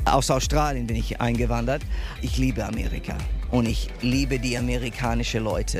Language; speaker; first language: German; non-native, fluent; English